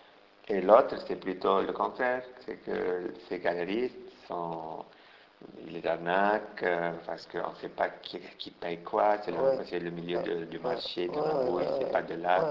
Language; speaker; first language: French; non-native, local second language; Arabic